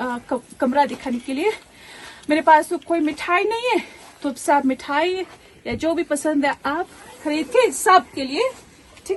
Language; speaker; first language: Hindi; non-native, local second language; Kannada